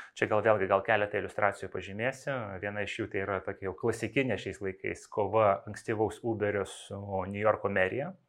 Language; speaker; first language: Lithuanian; non-native, local second language; Russian